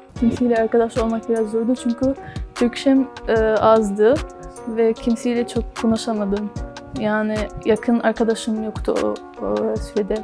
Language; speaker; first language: Turkish; non-native, learner; Arabic